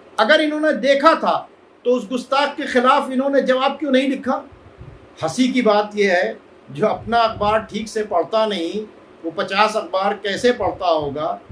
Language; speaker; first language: Urdu; native; Urdu